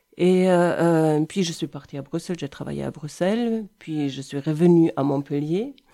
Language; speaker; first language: French; non-native, fluent; German